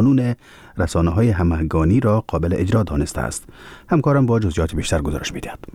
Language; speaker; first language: Persian; native; Persian